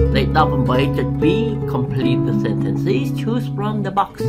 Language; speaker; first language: English; non-native, fluent; Khmer